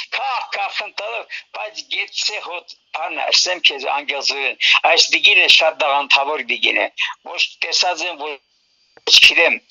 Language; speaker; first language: Armenian; early bilingual, heritage; Armenian